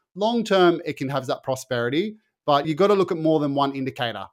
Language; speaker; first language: English; native; English